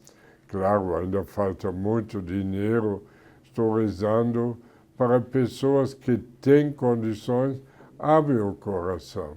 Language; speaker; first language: Portuguese; non-native, fluent; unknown